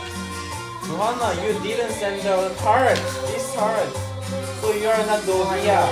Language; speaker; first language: English; non-native, learner; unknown